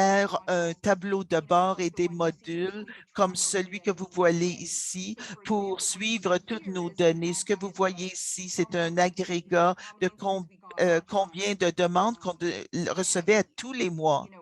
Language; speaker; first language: French; non-native, fluent; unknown